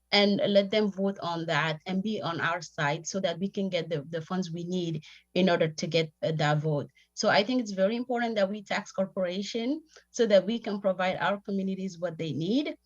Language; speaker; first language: English; non-native, fluent; Somali